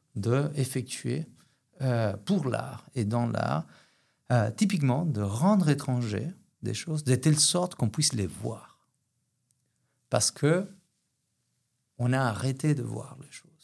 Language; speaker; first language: French; non-native, fluent; Spanish